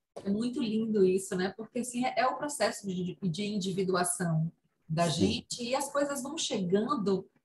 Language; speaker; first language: Portuguese; native; Portuguese